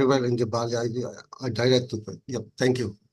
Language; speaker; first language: English; non-native, learner; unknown